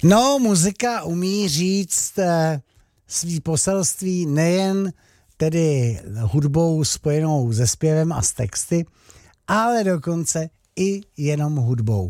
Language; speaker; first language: Czech; native; Czech